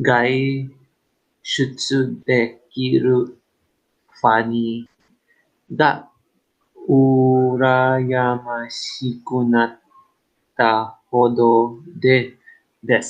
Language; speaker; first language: Japanese; non-native, learner; English